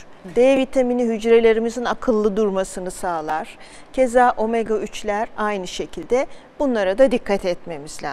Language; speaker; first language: Turkish; native; Turkish